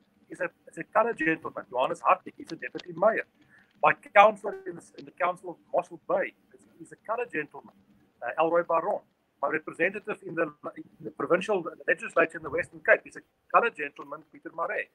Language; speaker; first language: English; non-native, local second language; Afrikaans